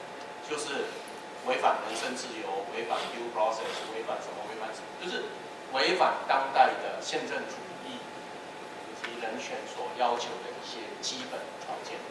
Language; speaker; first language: Chinese; native; Chinese